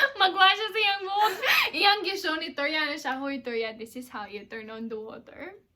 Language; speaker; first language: Cebuano; non-native, local second language; English